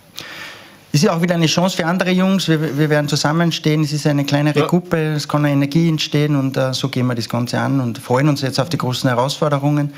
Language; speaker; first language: German; native; German